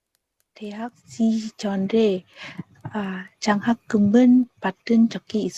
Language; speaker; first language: Korean; non-native, learner; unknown